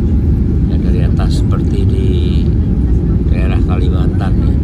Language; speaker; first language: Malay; non-native, local second language; Javanese